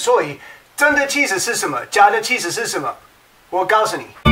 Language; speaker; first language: Chinese; non-native, learner; English